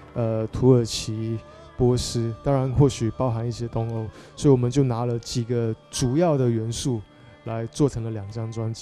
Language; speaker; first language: Chinese; early bilingual, heritage; Chinese